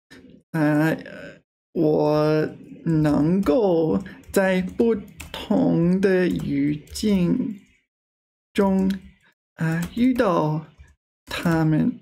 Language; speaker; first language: Chinese; non-native, learner; English